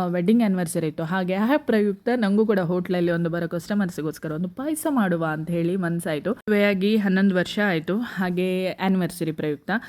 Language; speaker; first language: Kannada; native; Kannada